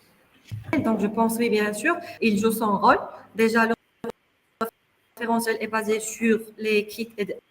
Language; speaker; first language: French; non-native, local second language; Arabic